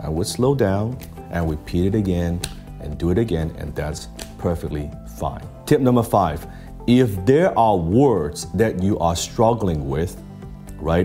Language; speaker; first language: English; non-native, local second language; Cantonese